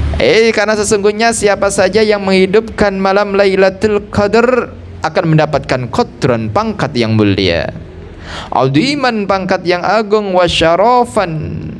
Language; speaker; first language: Malay; non-native, local second language; Javanese